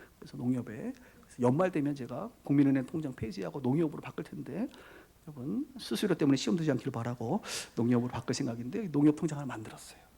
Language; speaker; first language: Korean; native; Korean